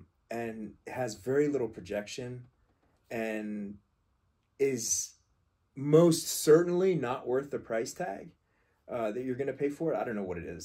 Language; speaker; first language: English; native; English